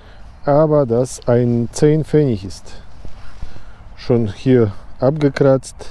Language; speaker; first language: German; non-native, learner; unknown